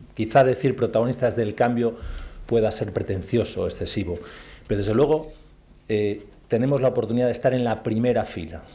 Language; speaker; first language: Spanish; native; Spanish